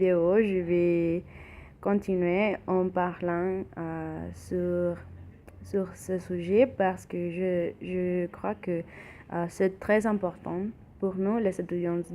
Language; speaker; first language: French; non-native, learner; Spanish